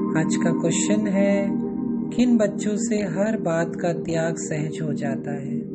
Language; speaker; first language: Hindi; native; Hindi